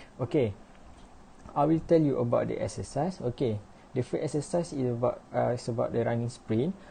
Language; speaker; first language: English; non-native, learner; Malay